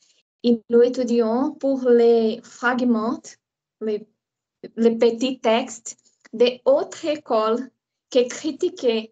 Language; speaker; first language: French; non-native, learner; Portuguese